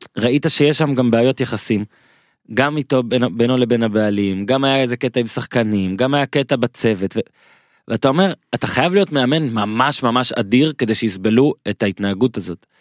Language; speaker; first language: Hebrew; native; Hebrew